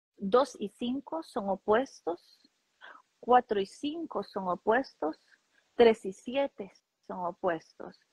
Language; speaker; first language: Spanish; native; Spanish